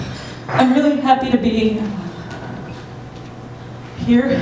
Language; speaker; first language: English; native; English